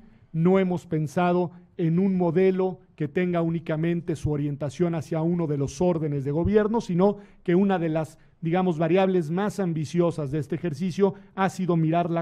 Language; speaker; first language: Spanish; native; Spanish